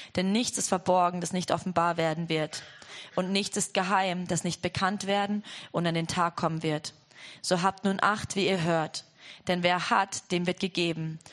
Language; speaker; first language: German; native; German